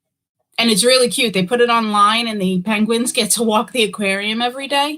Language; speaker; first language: English; native; English